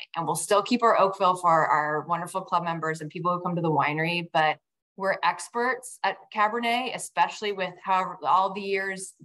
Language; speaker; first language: English; native; English